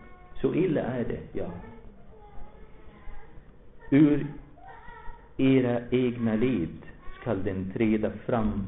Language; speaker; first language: Swedish; non-native, fluent; Arabic